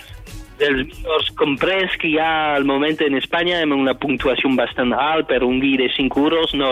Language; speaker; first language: Catalan; non-native, fluent; French